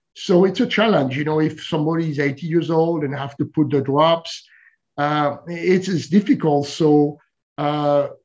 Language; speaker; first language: English; non-native, fluent; French